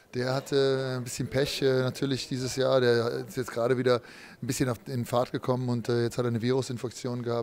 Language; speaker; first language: German; native; German